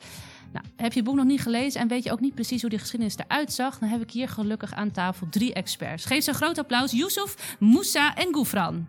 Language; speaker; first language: Dutch; native; Dutch